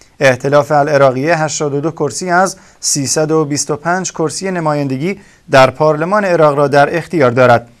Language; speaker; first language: Persian; non-native, local second language; Kurdish